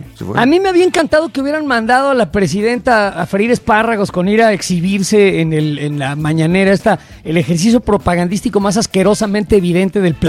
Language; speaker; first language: Spanish; native; Spanish